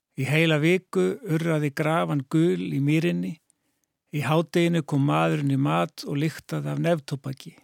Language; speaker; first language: Icelandic; native; Icelandic